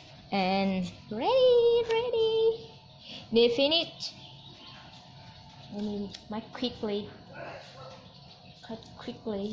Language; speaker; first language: English; non-native, learner; Vietnamese